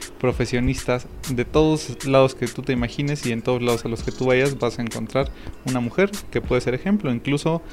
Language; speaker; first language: Spanish; native; Spanish